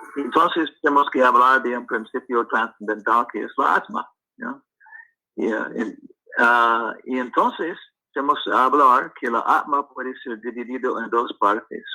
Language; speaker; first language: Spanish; non-native, learner; English